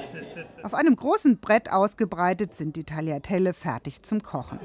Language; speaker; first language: German; native; German